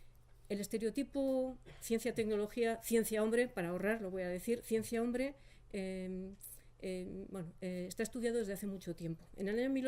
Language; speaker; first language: Spanish; native; Spanish